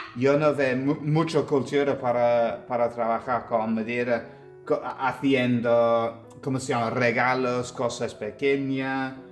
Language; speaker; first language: Spanish; non-native, learner; English